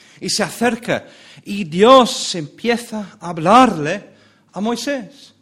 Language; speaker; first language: Spanish; non-native, fluent; English